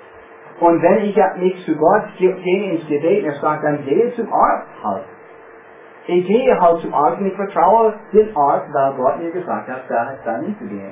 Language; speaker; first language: German; non-native, fluent; English